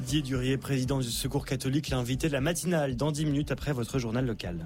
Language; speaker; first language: French; native; French